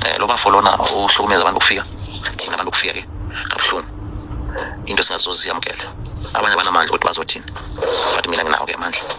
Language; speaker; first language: Zulu; non-native, fluent; Nyanja